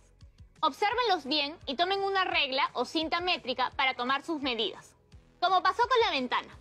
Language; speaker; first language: Spanish; native; Spanish